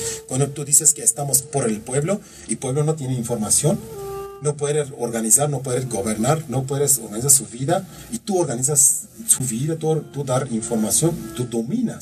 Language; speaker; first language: Spanish; non-native, learner; Kurdish